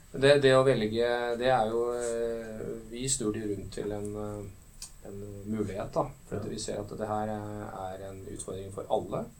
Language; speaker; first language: Norwegian; native; Norwegian